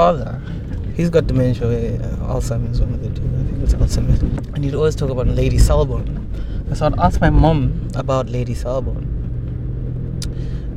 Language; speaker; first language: English; non-native, local second language; Tswana